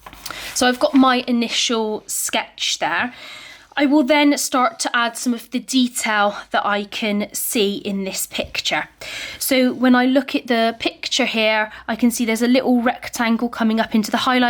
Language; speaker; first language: English; native; English